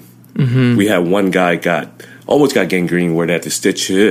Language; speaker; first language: English; early bilingual, other home language; Vietnamese